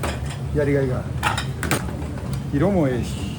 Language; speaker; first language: Japanese; native; Japanese